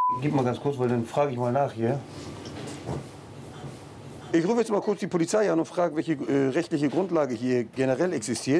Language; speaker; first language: German; native; German